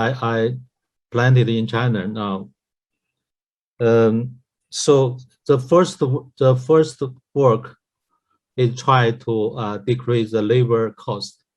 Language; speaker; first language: English; non-native, learner; Chinese